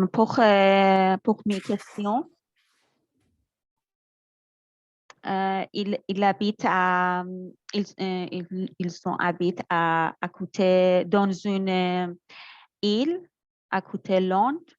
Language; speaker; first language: French; non-native, learner; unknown